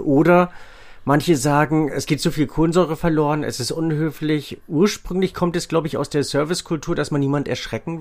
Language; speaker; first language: German; native; German